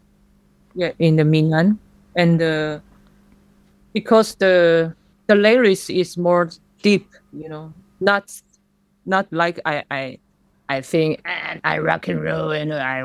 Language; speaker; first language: English; non-native, learner; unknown